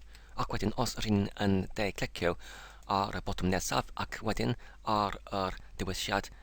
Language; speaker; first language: Welsh; non-native, fluent; English